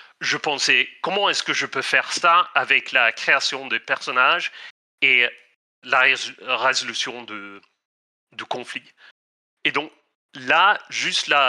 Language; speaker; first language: French; non-native, fluent; Swedish